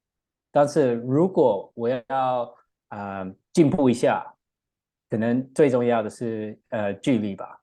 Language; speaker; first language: Chinese; non-native, learner; English